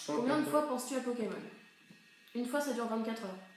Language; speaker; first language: French; native; French